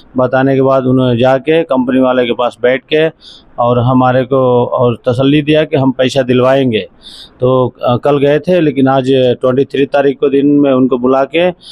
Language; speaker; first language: Hindi; native; Hindi